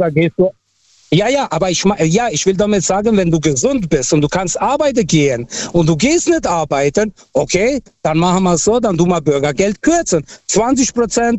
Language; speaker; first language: German; non-native, fluent; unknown